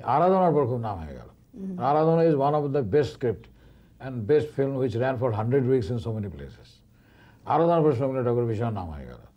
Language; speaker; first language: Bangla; native; Bangla